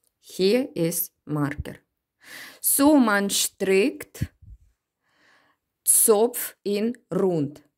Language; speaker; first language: German; non-native, learner; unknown